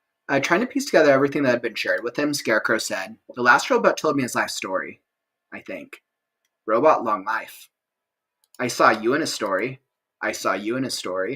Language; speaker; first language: English; native; English